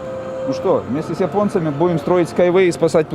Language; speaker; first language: Russian; native; Russian